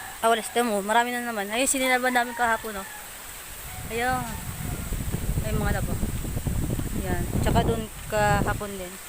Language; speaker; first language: Filipino; native; Filipino